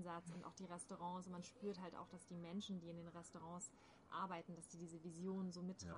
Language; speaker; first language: German; native; German